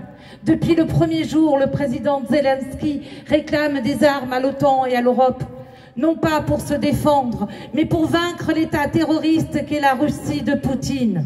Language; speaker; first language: French; native; French